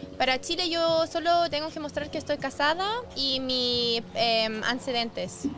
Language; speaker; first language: Spanish; non-native, fluent; German